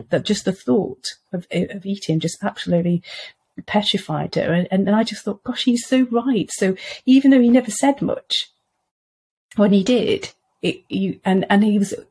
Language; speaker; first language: English; native; English